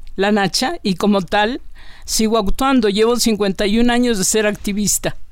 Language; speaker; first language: Spanish; native; Spanish